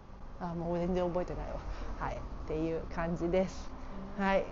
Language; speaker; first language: Japanese; native; Japanese